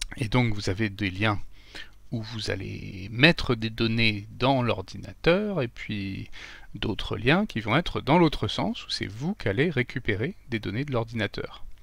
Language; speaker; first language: French; native; French